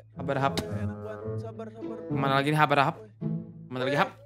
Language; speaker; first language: Indonesian; native; Indonesian